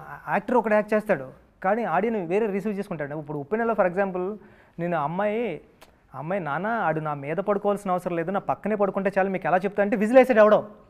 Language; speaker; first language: Telugu; native; Telugu